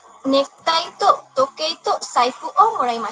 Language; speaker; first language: Japanese; non-native, learner; Bangla